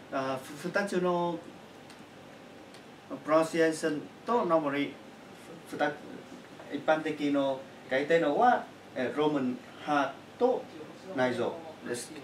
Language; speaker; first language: Japanese; non-native, learner; Chinese